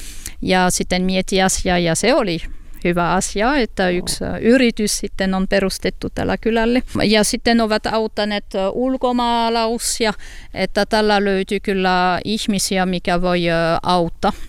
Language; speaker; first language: Finnish; non-native, learner; French